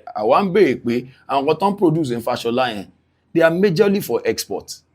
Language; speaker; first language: English; non-native, local second language; Yoruba